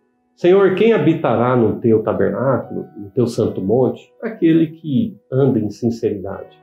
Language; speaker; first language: Portuguese; native; Portuguese